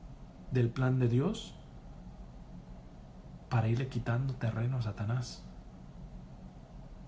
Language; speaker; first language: Spanish; native; Spanish